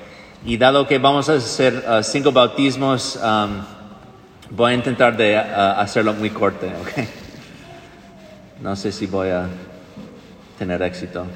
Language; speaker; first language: Spanish; non-native, fluent; English